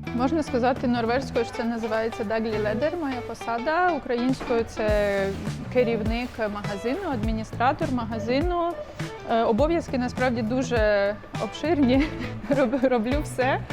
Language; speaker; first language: Ukrainian; native; Ukrainian